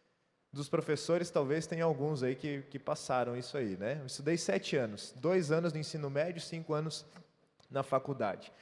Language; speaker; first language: Portuguese; native; Portuguese